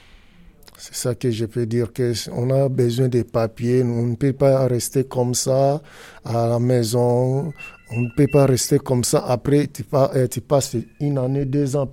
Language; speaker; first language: French; non-native, learner; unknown